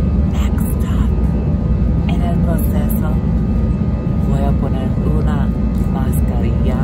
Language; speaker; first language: Spanish; early bilingual, heritage; English